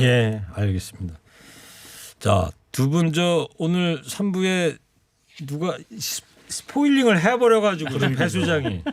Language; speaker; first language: Korean; native; Korean